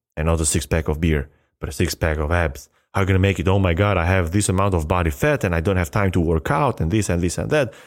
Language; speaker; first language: English; non-native, fluent; Albanian